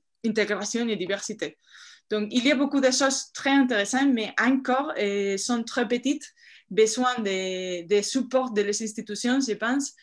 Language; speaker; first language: French; non-native, fluent; Spanish